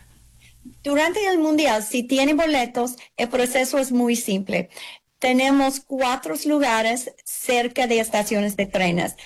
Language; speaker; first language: Spanish; early bilingual, heritage; English